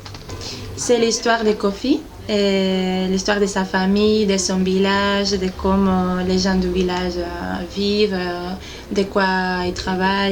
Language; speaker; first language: French; non-native, fluent; Spanish